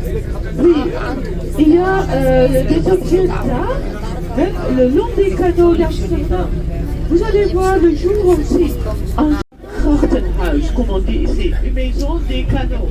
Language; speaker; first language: French; non-native, fluent; Dutch